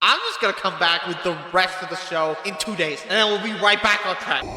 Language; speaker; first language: English; native; English